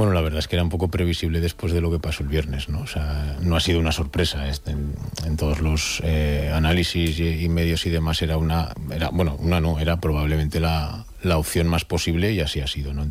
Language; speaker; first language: Spanish; native; Spanish